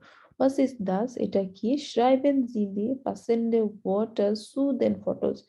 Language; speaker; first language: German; non-native, learner; Bangla